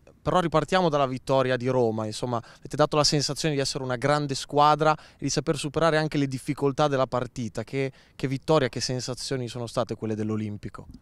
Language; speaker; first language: Italian; native; Italian